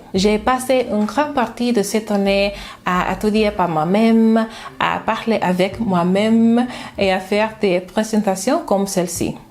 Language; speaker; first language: French; non-native, learner; English